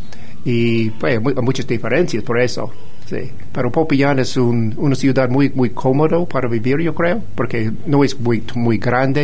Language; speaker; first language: Spanish; non-native, fluent; English